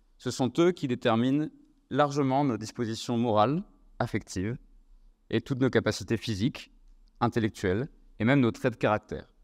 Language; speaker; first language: French; native; French